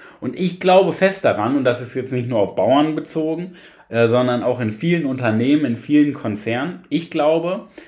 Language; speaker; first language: German; native; German